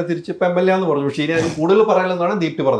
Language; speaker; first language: Malayalam; native; Malayalam